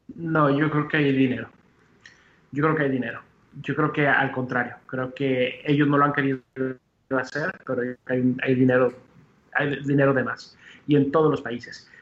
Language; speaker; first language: Spanish; early bilingual, heritage; Spanish